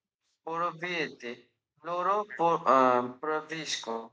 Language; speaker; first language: Italian; non-native, learner; Bangla